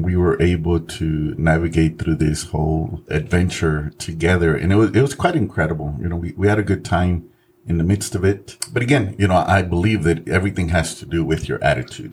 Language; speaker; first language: English; native; English